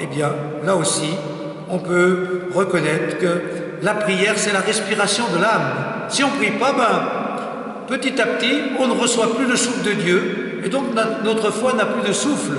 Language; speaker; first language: French; native; French